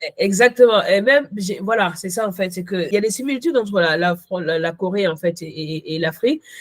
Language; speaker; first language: French; early bilingual, other home language; Ghomala